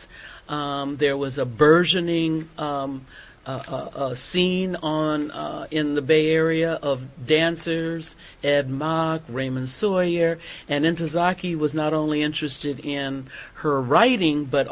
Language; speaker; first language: English; native; English